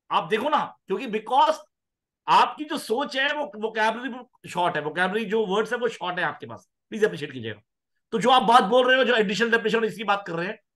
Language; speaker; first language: Hindi; non-native, local second language; Punjabi